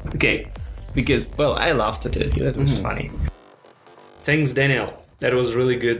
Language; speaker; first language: English; non-native, fluent; Russian